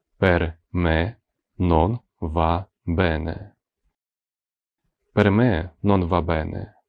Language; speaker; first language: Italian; non-native, fluent; Ukrainian